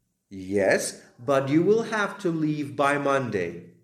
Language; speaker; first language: English; non-native, fluent; Slovak